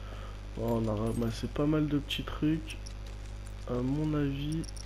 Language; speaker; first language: French; native; French